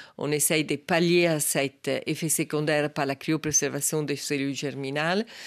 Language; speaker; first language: French; non-native, fluent; Italian